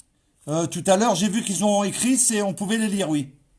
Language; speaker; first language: French; native; French